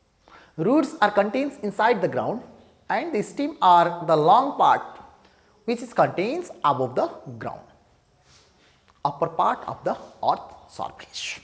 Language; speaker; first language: English; non-native, local second language; Nepali